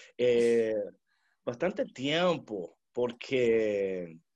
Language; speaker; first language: Spanish; early bilingual, heritage; Spanish